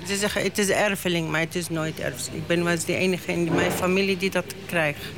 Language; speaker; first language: Dutch; non-native, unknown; Arabic